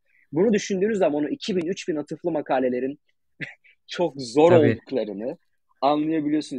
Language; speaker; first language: Turkish; native; Turkish